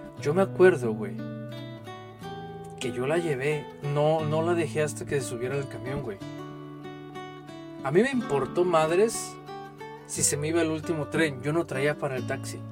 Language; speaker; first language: Spanish; native; Spanish